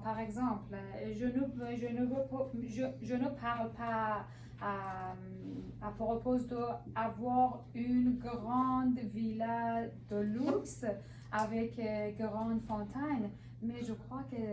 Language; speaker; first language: French; non-native, learner; Persian